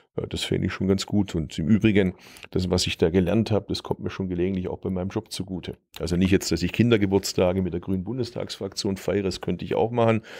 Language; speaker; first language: German; early bilingual, other home language; Turkish